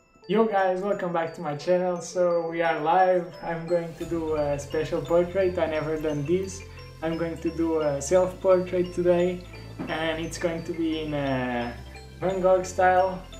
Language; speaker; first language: English; non-native, fluent; Portuguese